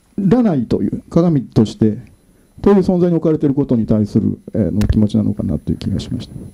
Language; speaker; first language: Japanese; native; Japanese